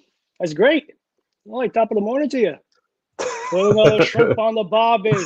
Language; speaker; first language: English; native; English